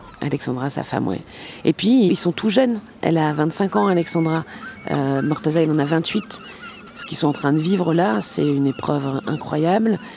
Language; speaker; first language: French; native; French